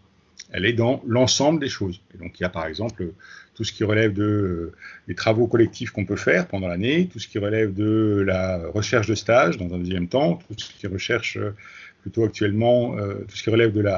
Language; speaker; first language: French; native; French